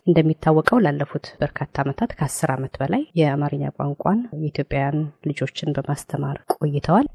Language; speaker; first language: Amharic; native; Amharic